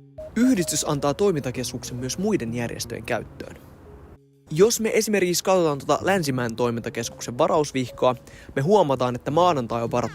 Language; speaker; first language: Finnish; native; Finnish